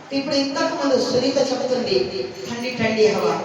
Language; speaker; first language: Telugu; non-native, learner; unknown